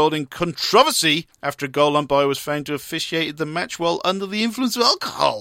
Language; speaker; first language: English; native; English